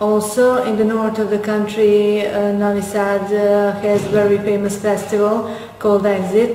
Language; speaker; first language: English; non-native, fluent; Serbian